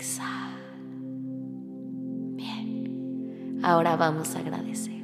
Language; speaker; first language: Spanish; native; Spanish